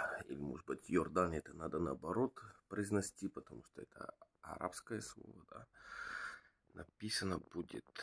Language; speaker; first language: Russian; non-native, learner; Bulgarian